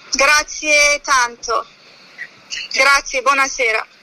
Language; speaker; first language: Italian; non-native, learner; Persian